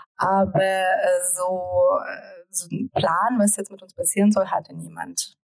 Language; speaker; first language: German; early bilingual, other home language; Russian